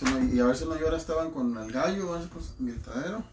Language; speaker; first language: Spanish; native; Spanish